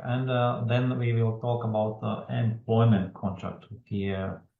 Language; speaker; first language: English; non-native, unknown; Latvian